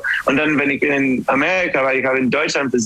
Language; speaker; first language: German; non-native, learner; English